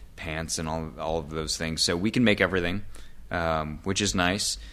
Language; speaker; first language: English; native; English